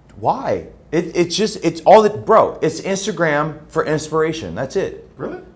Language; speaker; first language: English; native; English